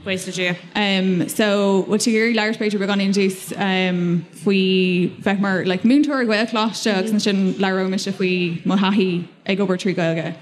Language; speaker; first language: Irish; non-native, local second language; English